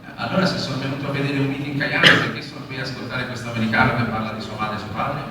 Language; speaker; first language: Italian; native; Italian